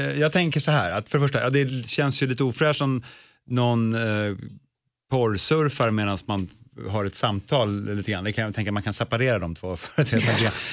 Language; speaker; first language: Swedish; native; Swedish